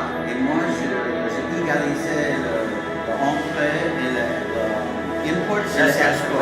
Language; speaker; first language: French; non-native, learner; English